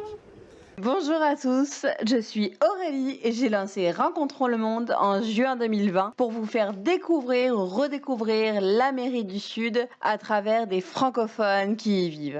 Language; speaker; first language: French; native; French